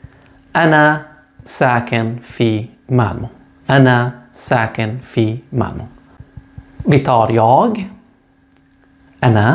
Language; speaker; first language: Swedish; non-native, fluent; Arabic